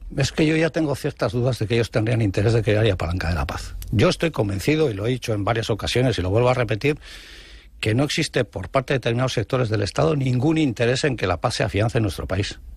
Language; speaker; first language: Spanish; non-native, local second language; Basque